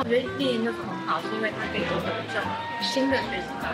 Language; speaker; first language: Chinese; native; Chinese